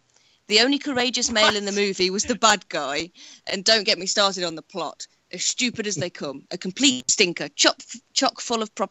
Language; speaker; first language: English; native; English